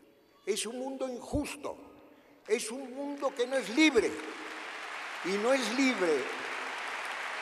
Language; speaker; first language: Spanish; native; Spanish